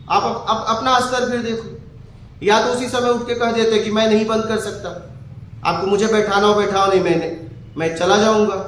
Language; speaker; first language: Hindi; native; Hindi